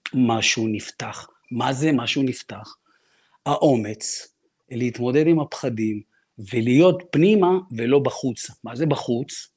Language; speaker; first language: Hebrew; early bilingual, other home language; Russian